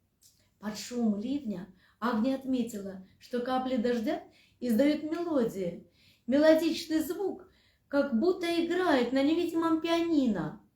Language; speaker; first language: Russian; native; Russian